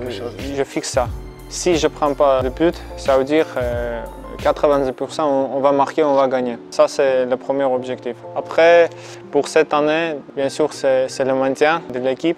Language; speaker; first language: French; non-native, fluent; Armenian